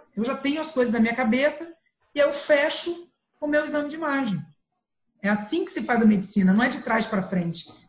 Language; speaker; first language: Portuguese; native; Portuguese